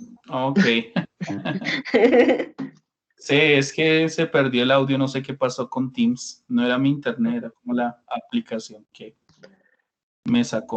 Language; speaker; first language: Spanish; non-native, fluent; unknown